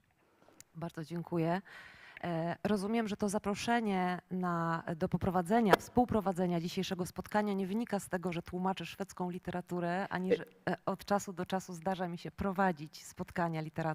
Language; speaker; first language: Polish; native; Polish